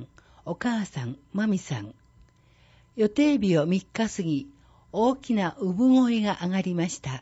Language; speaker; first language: Japanese; native; Japanese